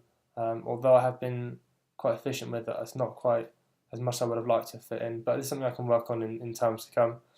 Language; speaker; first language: English; native; English